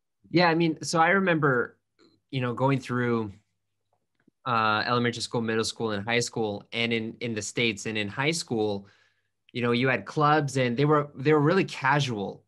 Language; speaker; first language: English; native; English